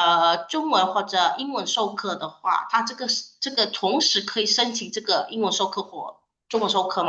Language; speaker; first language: Chinese; non-native, fluent; Indonesian